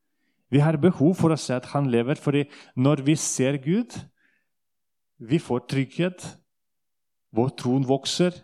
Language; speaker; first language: Norwegian; non-native, fluent; Russian